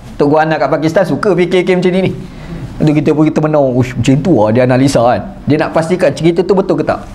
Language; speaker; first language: Malay; native; Malay